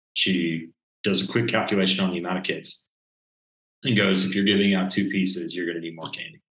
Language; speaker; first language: English; native; English